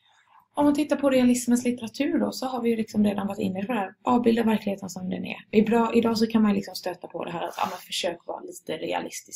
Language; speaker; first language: Swedish; native; Swedish